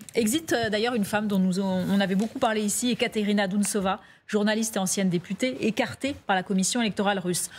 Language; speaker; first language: French; native; French